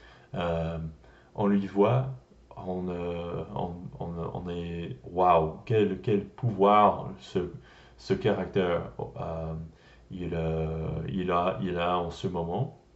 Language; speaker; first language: French; non-native, learner; English